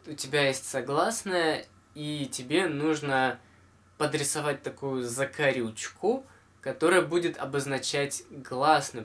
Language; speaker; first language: Russian; native; Russian